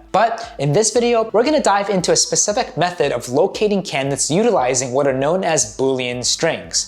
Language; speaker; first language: English; native; English